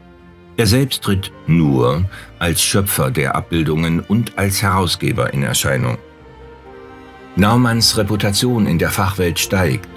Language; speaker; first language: German; native; German